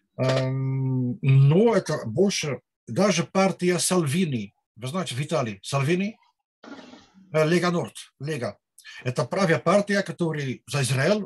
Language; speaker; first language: Russian; non-native, learner; Dutch